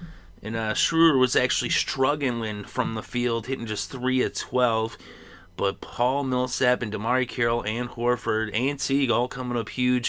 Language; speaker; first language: English; native; English